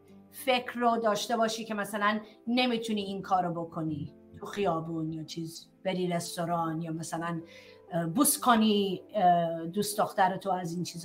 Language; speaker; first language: Persian; early bilingual, heritage; Persian